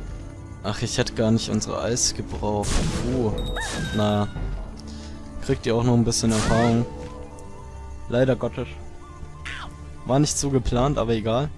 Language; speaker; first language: German; native; German